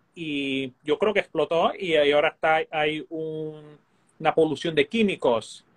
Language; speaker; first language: Spanish; early bilingual, heritage; Spanish